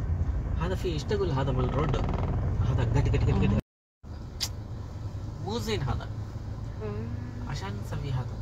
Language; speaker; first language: Arabic; non-native, learner; Hindi